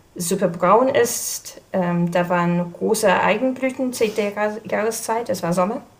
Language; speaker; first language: German; non-native, fluent; English